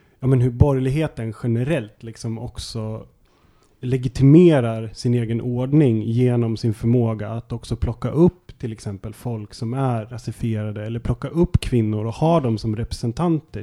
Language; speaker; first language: Swedish; native; Swedish